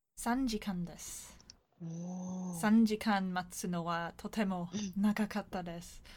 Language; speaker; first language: Japanese; non-native, learner; English